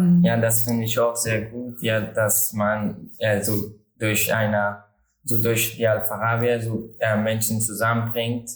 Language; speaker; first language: German; non-native, learner; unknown